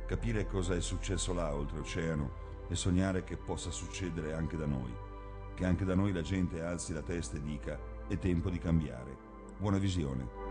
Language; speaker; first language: Italian; native; Italian